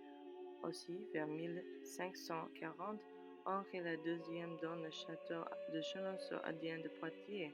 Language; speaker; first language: French; non-native, learner; English